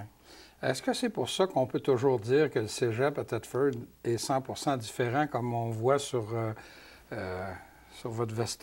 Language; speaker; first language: French; native; French